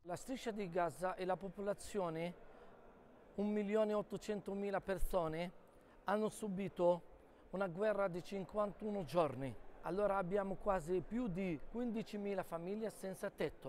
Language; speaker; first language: Italian; non-native, fluent; Arabic